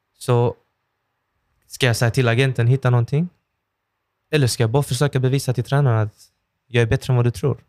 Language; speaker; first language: Swedish; early bilingual, other home language; Persian